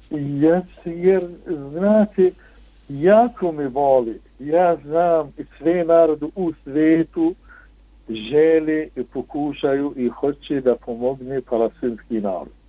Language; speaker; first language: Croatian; non-native, fluent; Arabic